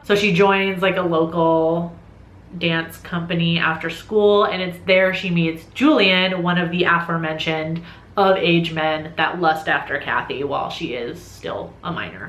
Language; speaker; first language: English; native; English